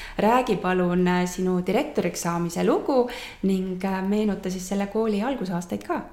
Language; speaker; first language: Estonian; native; Estonian